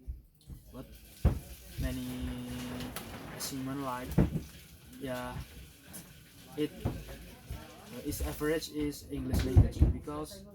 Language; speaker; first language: English; non-native, learner; Indonesian